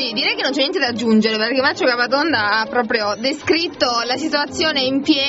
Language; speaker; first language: Italian; native; Italian